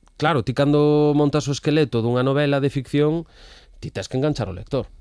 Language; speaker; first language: Galician; native; Galician